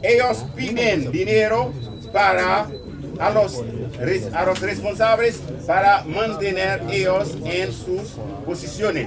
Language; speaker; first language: Spanish; non-native, learner; Haitian Creole